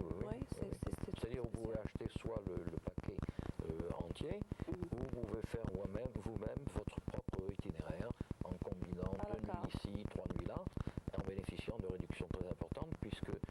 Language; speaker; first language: French; native; French